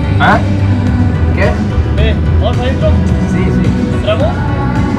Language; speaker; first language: Spanish; non-native, learner; Polish